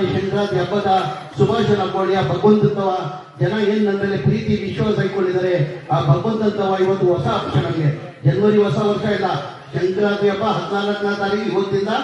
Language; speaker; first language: Kannada; non-native, local second language; Urdu